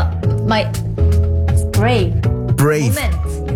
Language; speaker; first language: English; non-native, learner; Korean